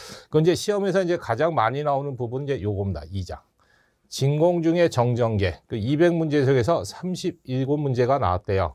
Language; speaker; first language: Korean; native; Korean